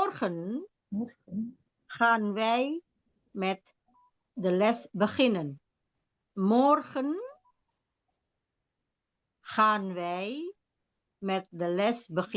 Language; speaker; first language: Dutch; non-native, fluent; Indonesian